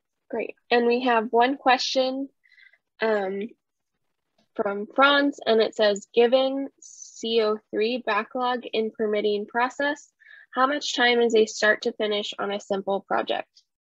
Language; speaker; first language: English; early bilingual, other home language; Spanish